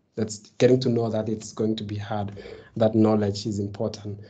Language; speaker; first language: English; non-native, local second language; Kalenjin